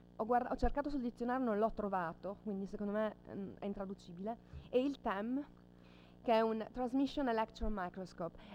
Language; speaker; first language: Italian; native; Italian